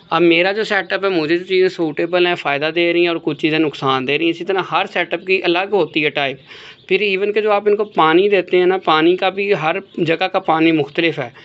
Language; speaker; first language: Urdu; native; Urdu